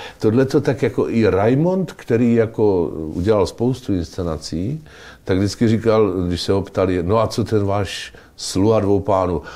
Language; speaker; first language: Czech; native; Czech